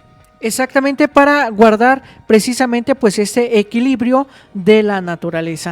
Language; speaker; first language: Spanish; native; Spanish